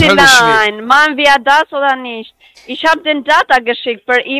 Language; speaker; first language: German; non-native, learner; Spanish